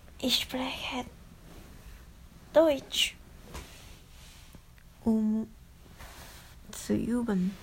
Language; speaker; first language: German; non-native, learner; Japanese